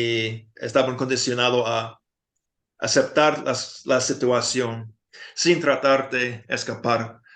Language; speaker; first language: Spanish; non-native, fluent; English